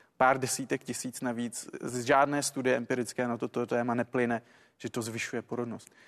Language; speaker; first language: Czech; native; Czech